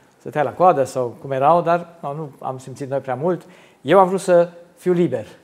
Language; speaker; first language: Romanian; non-native, local second language; German